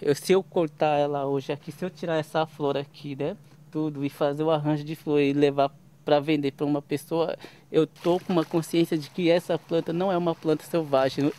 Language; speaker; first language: Portuguese; non-native, local second language; Guarani